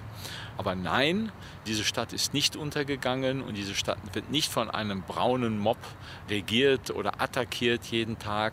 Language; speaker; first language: German; native; German